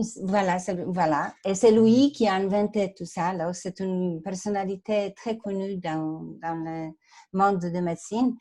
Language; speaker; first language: French; non-native, fluent; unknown